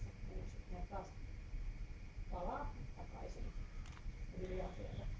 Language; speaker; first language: Finnish; native; Finnish